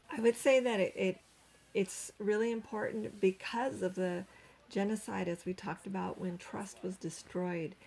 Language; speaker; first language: English; native; English